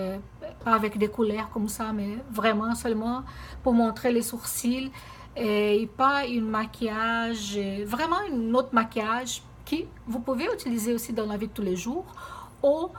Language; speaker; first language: French; non-native, fluent; Portuguese